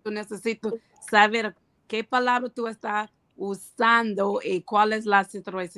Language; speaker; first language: Spanish; non-native, learner; English